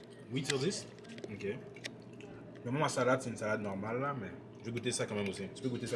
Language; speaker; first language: French; native; French